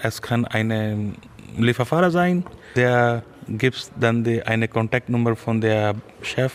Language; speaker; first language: German; non-native, learner; Urdu